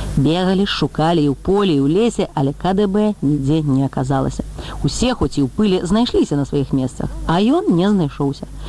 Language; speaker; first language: Belarusian; native; Belarusian